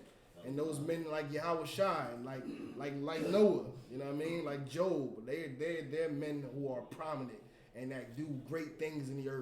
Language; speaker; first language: English; native; English